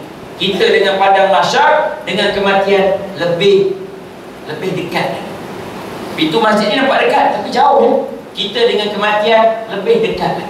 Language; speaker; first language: Malay; native; Malay